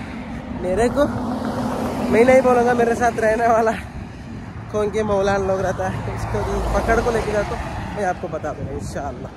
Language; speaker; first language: Hindi; non-native, local second language; Kannada